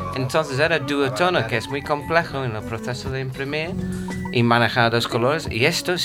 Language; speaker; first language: Spanish; non-native, fluent; English